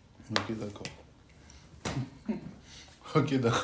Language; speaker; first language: French; native; French